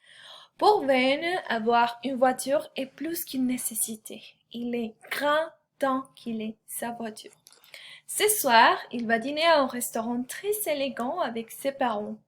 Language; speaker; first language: French; non-native, fluent; Spanish